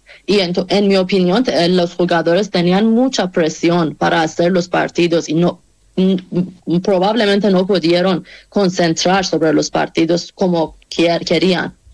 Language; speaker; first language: Spanish; non-native, fluent; Persian